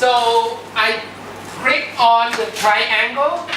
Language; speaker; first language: English; non-native, fluent; Thai